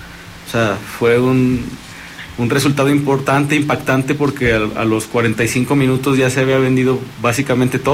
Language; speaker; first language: Spanish; native; Spanish